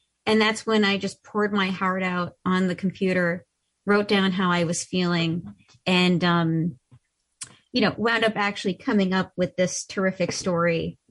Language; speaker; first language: English; early bilingual, other home language; Ukrainian